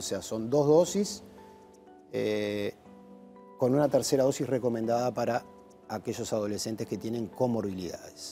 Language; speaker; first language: Spanish; native; Spanish